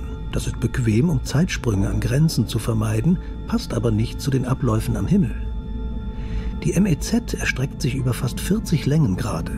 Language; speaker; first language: German; native; German